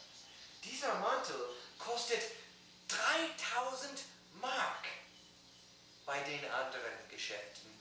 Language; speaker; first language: German; non-native, learner; English